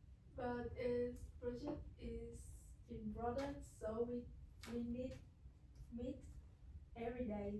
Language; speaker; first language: English; non-native, learner; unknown